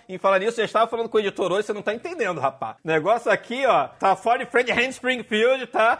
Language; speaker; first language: Portuguese; native; Portuguese